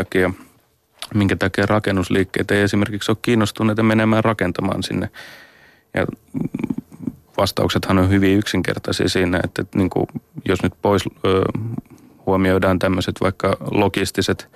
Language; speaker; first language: Finnish; native; Finnish